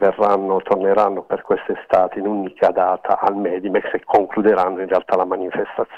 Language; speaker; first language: Italian; native; Italian